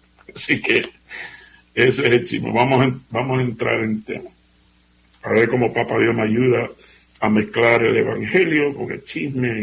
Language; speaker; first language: Spanish; native; Spanish